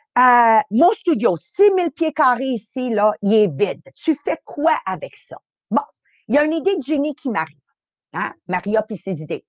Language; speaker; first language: French; early bilingual, other home language; Italian